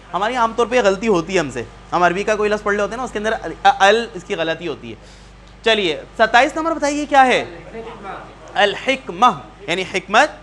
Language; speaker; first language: Urdu; native; Urdu